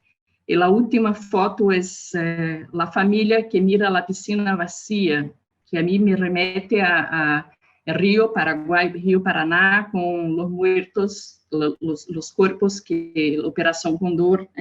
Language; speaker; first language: Spanish; non-native, learner; Portuguese